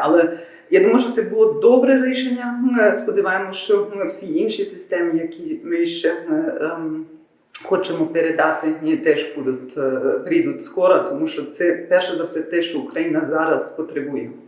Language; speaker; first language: Ukrainian; non-native, learner; German